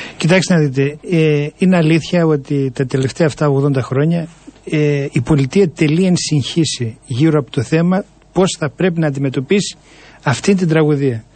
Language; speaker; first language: Greek; native; Greek